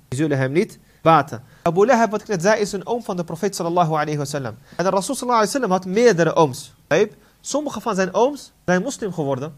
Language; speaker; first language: Dutch; non-native, fluent; Arabic